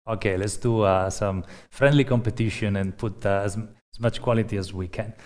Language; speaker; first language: English; non-native, fluent; Italian